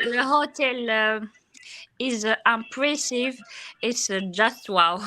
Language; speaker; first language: English; non-native, learner; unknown